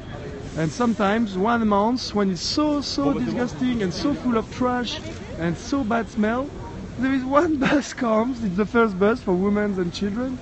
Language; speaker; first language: English; non-native, learner; French